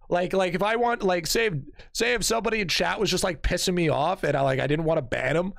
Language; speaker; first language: English; native; English